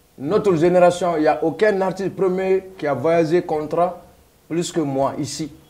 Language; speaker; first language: French; non-native, local second language; Mandingo